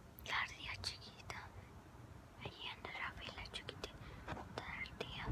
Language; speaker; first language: Spanish; early bilingual, heritage; Spanish